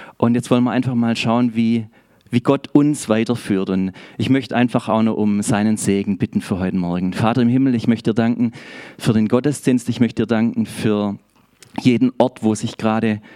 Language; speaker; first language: German; native; German